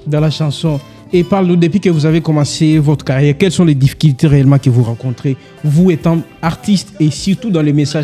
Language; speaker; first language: French; non-native, local second language; Lingala